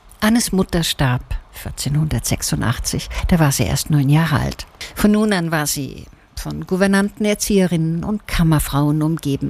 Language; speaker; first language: German; native; German